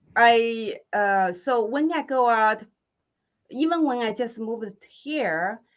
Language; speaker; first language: English; non-native, fluent; Chinese